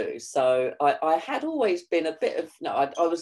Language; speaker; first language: English; native; English